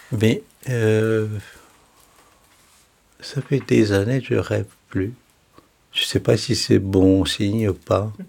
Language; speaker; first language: French; non-native, fluent; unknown